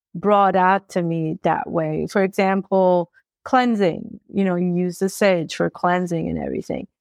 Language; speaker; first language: English; early bilingual, other home language; Persian